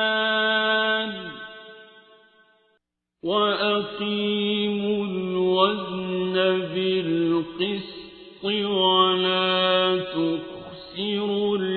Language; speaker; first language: Arabic; native; Arabic